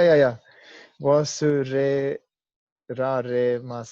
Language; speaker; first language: Japanese; non-native, learner; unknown